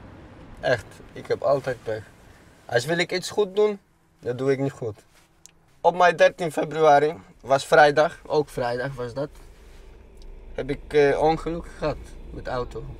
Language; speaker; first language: Dutch; non-native, learner; Polish